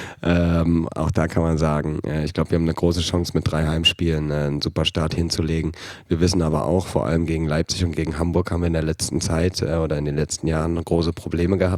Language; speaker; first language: German; native; German